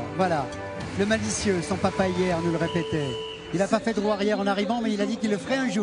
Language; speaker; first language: French; native; French